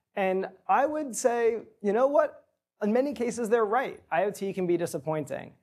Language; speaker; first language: English; native; English